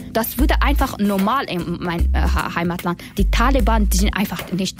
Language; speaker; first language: German; non-native, learner; Persian